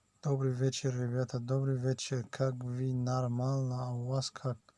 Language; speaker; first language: Russian; non-native, learner; Tajik